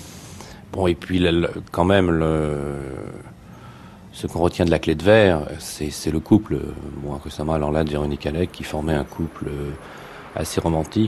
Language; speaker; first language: French; native; French